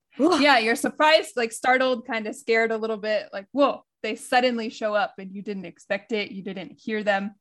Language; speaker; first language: English; native; English